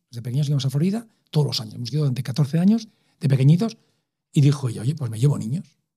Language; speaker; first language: Spanish; native; Spanish